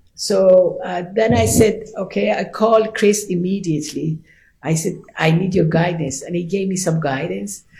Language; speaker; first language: English; non-native, fluent; Persian